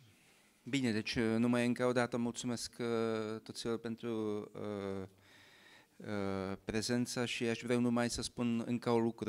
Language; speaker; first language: Romanian; non-native, fluent; Czech